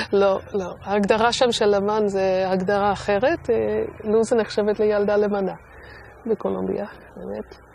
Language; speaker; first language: Hebrew; non-native, fluent; English